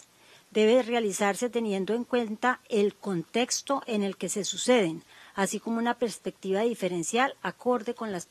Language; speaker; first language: Spanish; native; Spanish